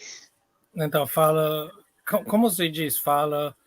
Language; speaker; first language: Portuguese; non-native, learner; English